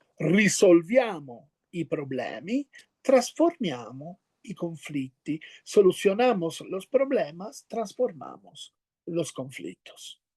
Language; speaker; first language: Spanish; non-native, fluent; Italian